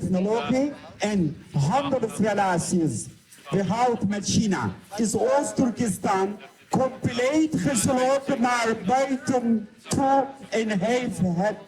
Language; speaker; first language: Dutch; non-native, fluent; Uyghur